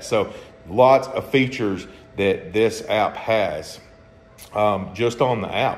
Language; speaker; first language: English; native; English